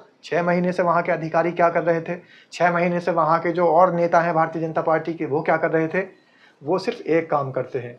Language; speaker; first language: Hindi; native; Hindi